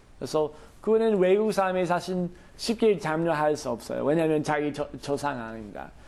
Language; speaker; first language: Korean; non-native, fluent; English